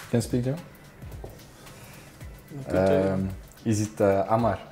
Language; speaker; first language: English; non-native, learner; Dutch